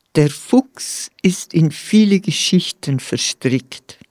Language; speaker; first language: German; non-native, fluent; Romansh